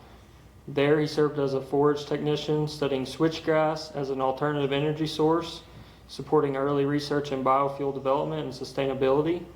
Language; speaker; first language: English; native; English